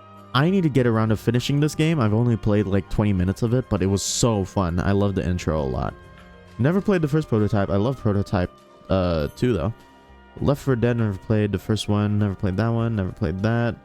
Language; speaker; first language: English; native; English